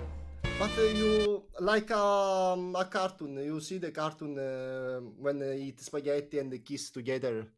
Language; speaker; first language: English; non-native, learner; Italian